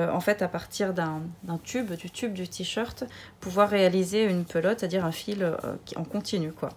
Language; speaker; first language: French; native; French